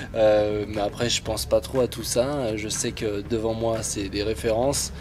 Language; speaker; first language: French; native; French